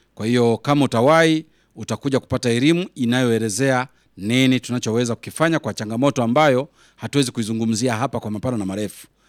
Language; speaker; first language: Swahili; native; Swahili